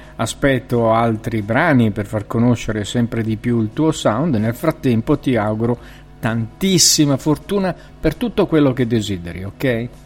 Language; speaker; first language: Italian; native; Italian